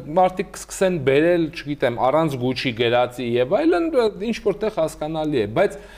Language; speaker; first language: Armenian; native; Armenian